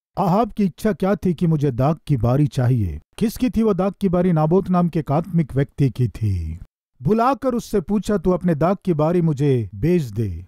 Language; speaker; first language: Hindi; non-native, local second language; Telugu